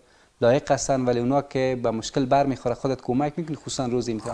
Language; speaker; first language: Persian; native; Persian